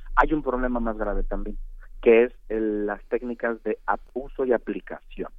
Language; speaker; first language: Spanish; native; Spanish